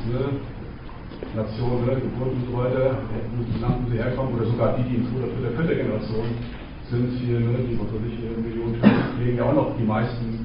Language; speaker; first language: German; native; German